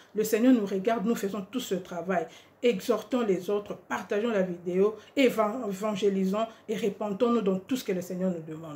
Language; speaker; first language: French; non-native, local second language; Lingala